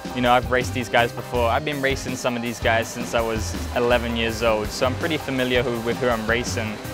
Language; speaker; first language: English; native; English